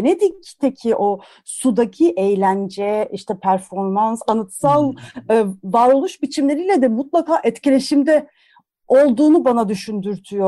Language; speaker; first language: Turkish; native; Turkish